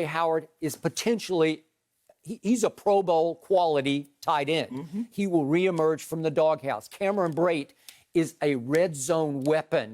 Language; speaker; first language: English; native; English